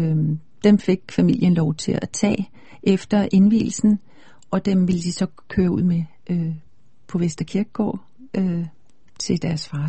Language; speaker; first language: Danish; native; Danish